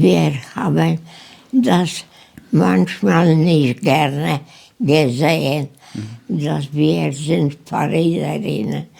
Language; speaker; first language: German; non-native, learner; Polish